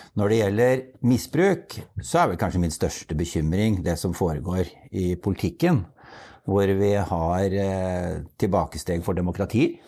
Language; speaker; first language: Norwegian; native; Norwegian